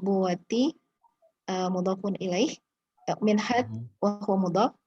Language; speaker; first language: Arabic; non-native, learner; Indonesian